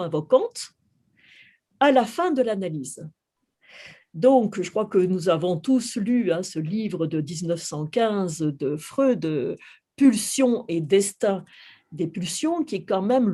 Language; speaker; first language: French; native; French